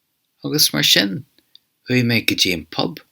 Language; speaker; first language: Irish; non-native, fluent; English